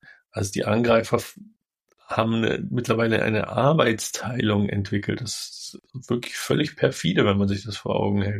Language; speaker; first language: German; native; German